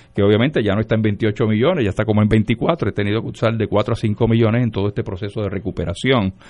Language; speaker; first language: Spanish; native; Spanish